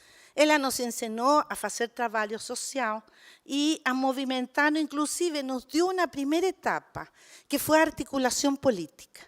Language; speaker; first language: Portuguese; non-native, fluent; Spanish